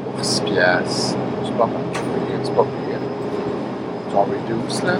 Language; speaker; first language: French; native; French